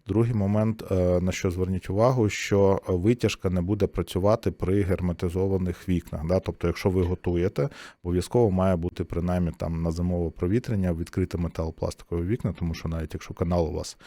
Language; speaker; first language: Ukrainian; native; Ukrainian